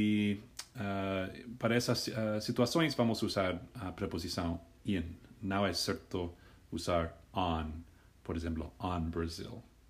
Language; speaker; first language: Portuguese; non-native, fluent; English